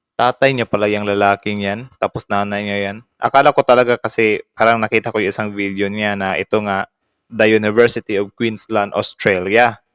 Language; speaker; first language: Filipino; native; Filipino